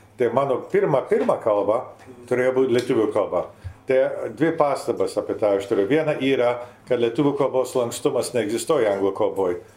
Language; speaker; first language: Lithuanian; early bilingual, heritage; Lithuanian